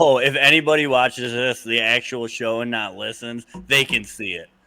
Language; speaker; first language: English; native; English